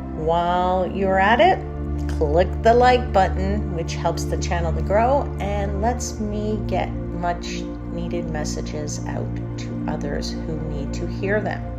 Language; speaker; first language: English; native; English